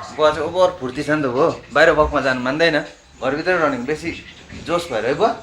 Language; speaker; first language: Nepali; native; Nepali